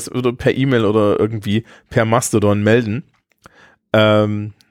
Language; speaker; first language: German; native; German